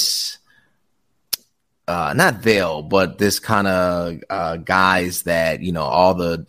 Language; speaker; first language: English; native; English